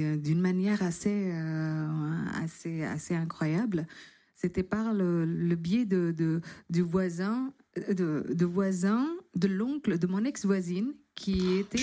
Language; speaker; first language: French; non-native, fluent; Indonesian